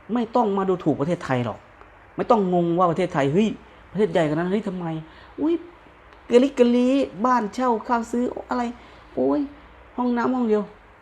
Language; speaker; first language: Thai; native; Thai